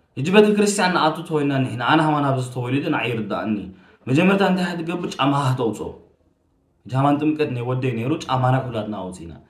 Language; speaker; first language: Tigrinya; early bilingual, heritage; Tigrinya